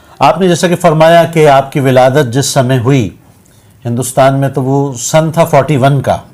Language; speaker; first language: Urdu; native; Urdu